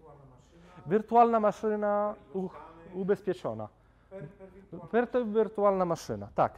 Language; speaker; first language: Polish; non-native, fluent; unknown